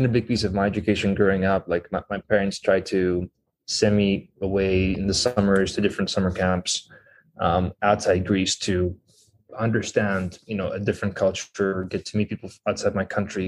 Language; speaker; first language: English; non-native, fluent; Greek